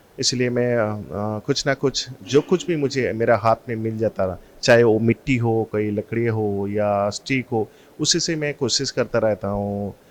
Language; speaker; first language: Hindi; non-native, local second language; Assamese